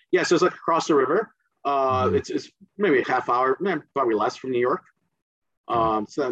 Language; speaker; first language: English; early bilingual, other home language; Spanish